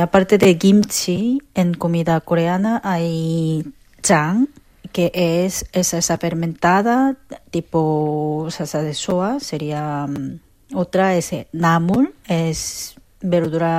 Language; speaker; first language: Spanish; non-native, fluent; Korean